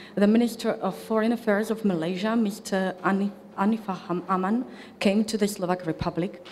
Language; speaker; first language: English; non-native, fluent; Slovak